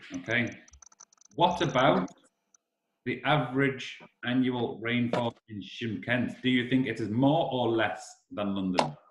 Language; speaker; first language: English; native; English